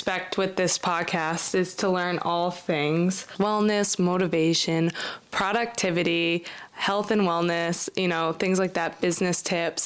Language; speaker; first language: English; native; English